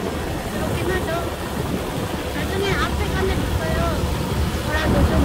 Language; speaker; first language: Korean; non-native, fluent; Indonesian